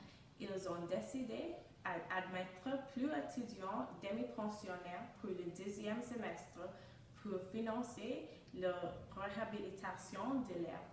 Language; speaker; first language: French; non-native, learner; English